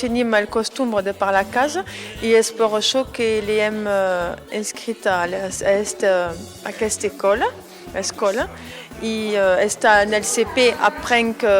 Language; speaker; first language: Catalan; non-native, local second language; French